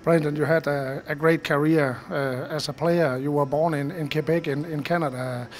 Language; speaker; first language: English; non-native, fluent; Danish